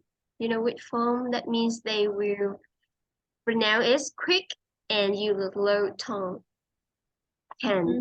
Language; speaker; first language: English; non-native, fluent; Vietnamese